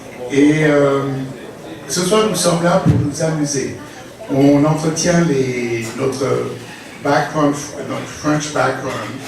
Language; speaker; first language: French; early bilingual, heritage; English